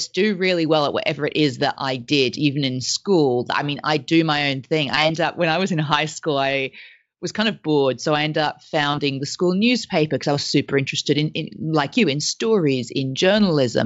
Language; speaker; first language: English; non-native, local second language; French